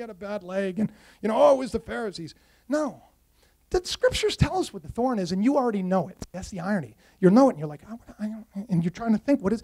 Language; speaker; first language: English; native; English